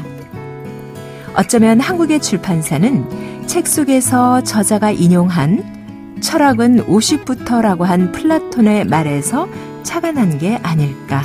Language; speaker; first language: Korean; native; Korean